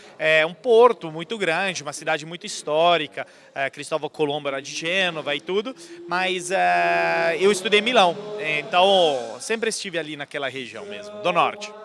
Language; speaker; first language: Portuguese; non-native, fluent; Italian